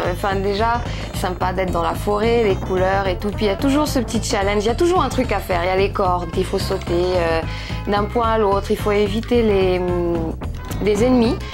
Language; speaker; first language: French; non-native, fluent; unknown